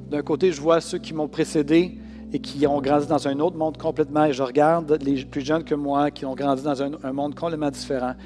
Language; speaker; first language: French; native; French